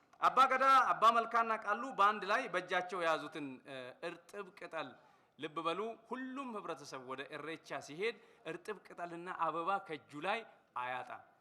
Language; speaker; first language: Amharic; non-native, local second language; Oromo